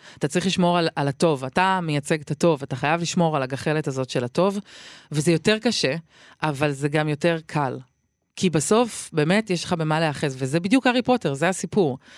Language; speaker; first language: Hebrew; native; Hebrew